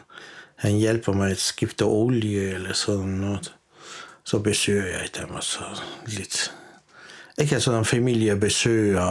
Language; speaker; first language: Danish; non-native, fluent; Turkish